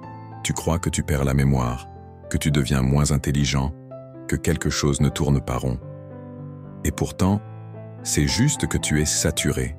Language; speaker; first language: French; native; French